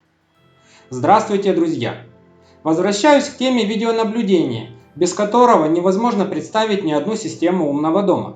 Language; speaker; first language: Russian; native; Russian